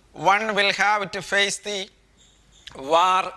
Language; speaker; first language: English; non-native, local second language; Malayalam